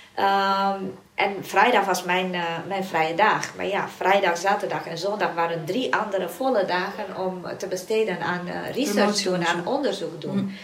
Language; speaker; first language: Dutch; non-native, fluent; Romanian